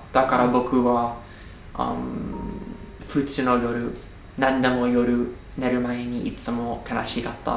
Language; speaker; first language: Japanese; non-native, learner; English